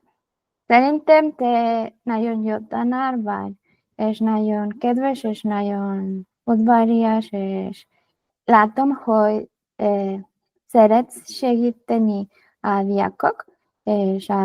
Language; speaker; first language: Hungarian; non-native, learner; Spanish